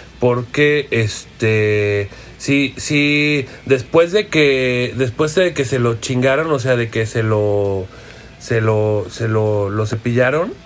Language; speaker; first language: Spanish; native; Spanish